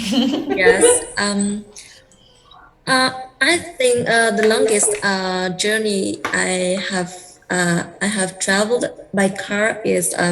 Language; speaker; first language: English; non-native, learner; Vietnamese